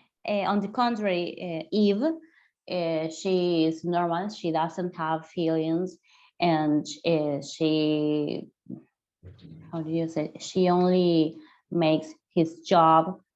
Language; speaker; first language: English; non-native, learner; Spanish